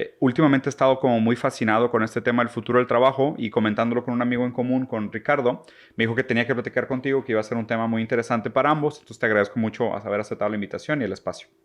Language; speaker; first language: Spanish; native; Spanish